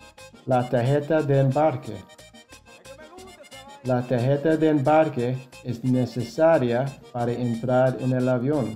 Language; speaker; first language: Spanish; non-native, fluent; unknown